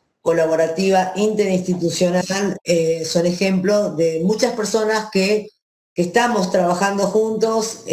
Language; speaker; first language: Spanish; native; Spanish